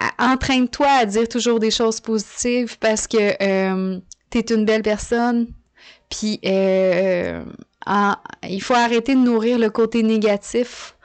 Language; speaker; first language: French; native; French